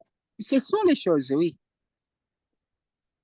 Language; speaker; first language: French; non-native, fluent; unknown